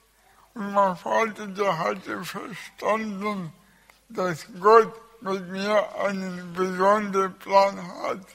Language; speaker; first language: German; early bilingual, other home language; Russian